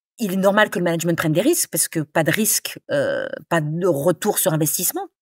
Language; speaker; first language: French; native; French